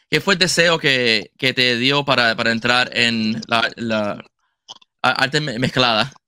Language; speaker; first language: Spanish; early bilingual, heritage; Spanish